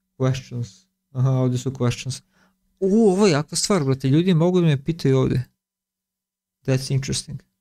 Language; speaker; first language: Bosnian; early bilingual, heritage; Bosnian